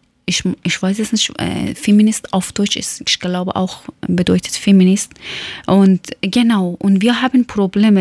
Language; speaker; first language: German; non-native, local second language; Persian